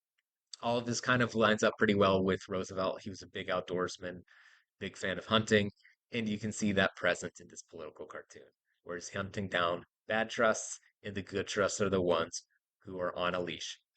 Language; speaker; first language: English; native; English